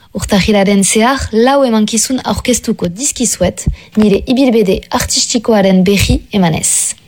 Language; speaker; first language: Basque; non-native, local second language; French